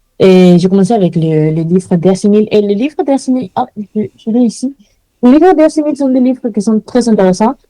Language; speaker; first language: French; non-native, fluent; Spanish